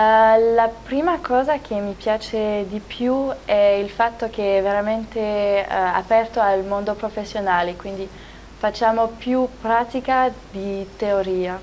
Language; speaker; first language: Italian; non-native, fluent; French